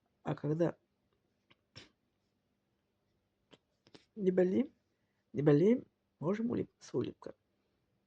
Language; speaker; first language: Russian; non-native, learner; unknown